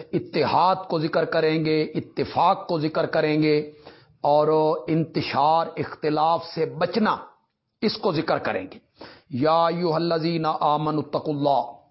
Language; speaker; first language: Urdu; non-native, local second language; Punjabi